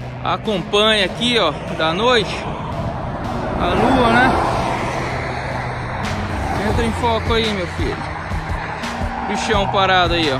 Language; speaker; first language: Portuguese; native; Portuguese